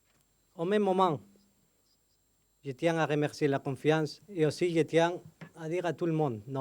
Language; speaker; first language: French; non-native, fluent; Spanish